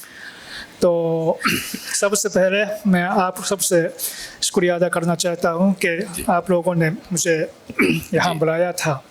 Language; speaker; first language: Hindi; non-native, fluent; Japanese